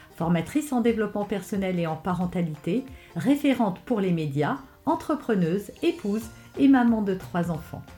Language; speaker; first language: French; native; French